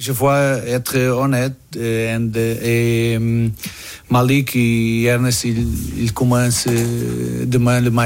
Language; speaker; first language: French; non-native, learner; Portuguese